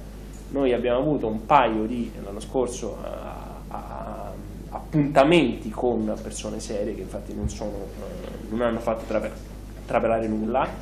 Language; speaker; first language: Italian; native; Italian